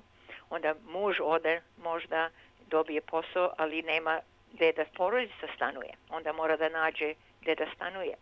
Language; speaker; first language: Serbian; early bilingual, heritage; Serbian